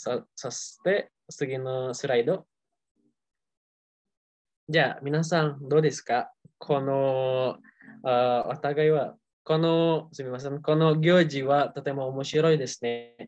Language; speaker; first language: Japanese; non-native, learner; Indonesian